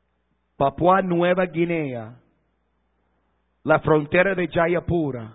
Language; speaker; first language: Spanish; non-native, fluent; English